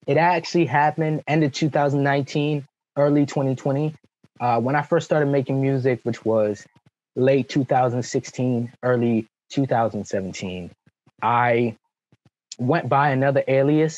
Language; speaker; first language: English; early bilingual, other home language; French